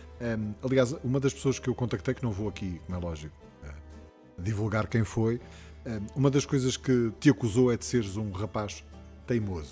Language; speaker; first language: Portuguese; native; Portuguese